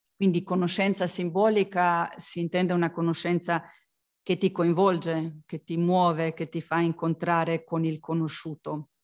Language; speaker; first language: Italian; non-native, fluent; Slovenian